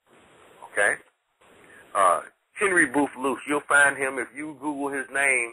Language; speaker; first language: English; native; English